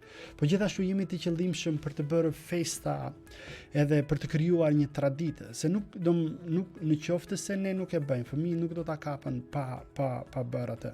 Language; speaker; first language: Albanian; native; Albanian